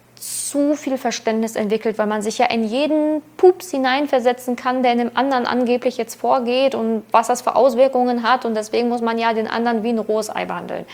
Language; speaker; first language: German; native; German